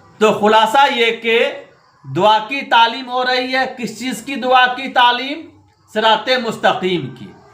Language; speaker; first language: Urdu; native; Urdu